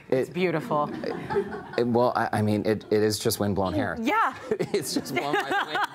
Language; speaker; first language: English; native; English